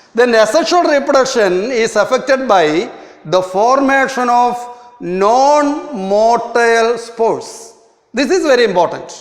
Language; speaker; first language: English; non-native, local second language; Malayalam